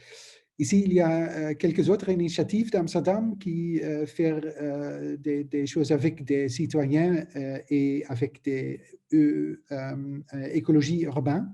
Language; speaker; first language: French; non-native, learner; Dutch